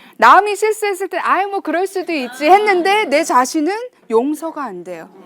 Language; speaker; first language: Korean; early bilingual, heritage; Korean